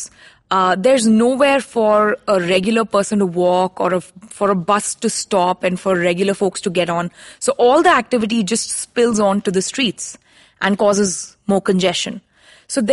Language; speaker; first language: English; non-native, local second language; Hindi